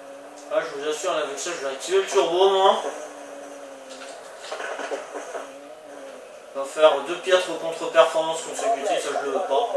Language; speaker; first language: French; native; French